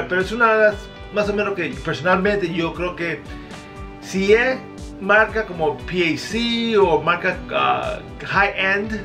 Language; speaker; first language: Spanish; early bilingual, heritage; Spanish